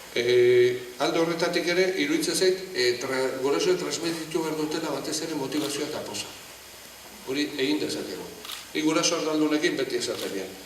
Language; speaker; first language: Basque; non-native, local second language; Spanish